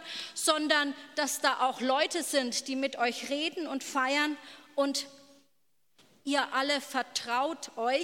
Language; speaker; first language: German; native; German